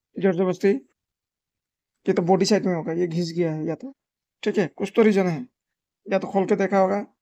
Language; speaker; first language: Hindi; non-native, local second language; Nepali